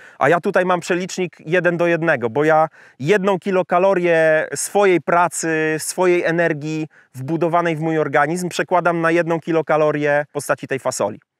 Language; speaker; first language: Polish; native; Polish